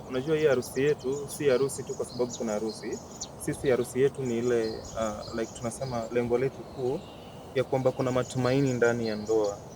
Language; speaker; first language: Swahili; non-native, local second language; Luyia